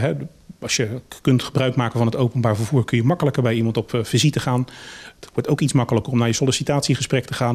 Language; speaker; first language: Dutch; native; Dutch